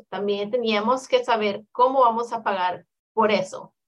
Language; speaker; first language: Spanish; native; Spanish